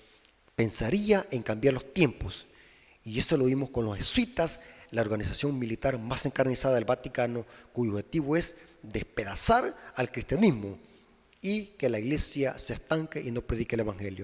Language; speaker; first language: Spanish; native; Spanish